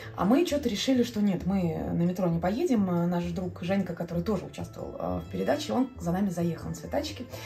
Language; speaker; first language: Russian; non-native, local second language; Latvian